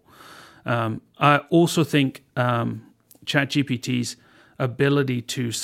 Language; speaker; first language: English; native; English